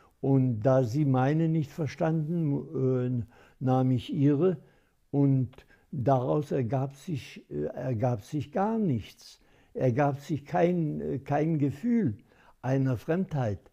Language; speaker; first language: German; non-native, local second language; Upper Sorbian